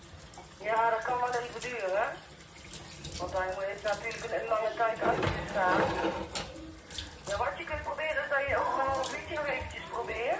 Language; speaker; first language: Dutch; native; Dutch